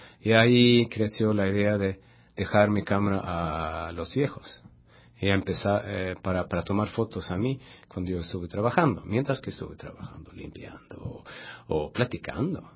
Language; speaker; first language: Spanish; non-native, fluent; Swedish